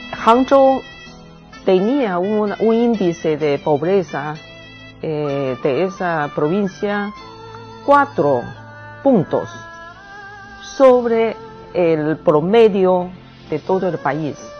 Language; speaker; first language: Spanish; non-native, fluent; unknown